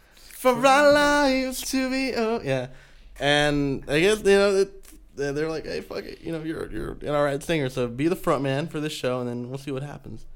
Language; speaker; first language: English; early bilingual, other home language; Spanish